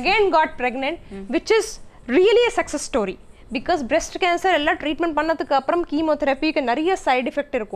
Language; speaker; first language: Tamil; non-native, learner; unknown